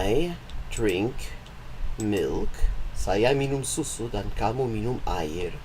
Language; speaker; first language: Indonesian; non-native, learner; English